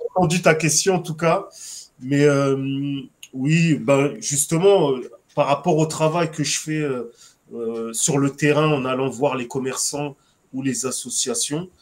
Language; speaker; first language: French; native; French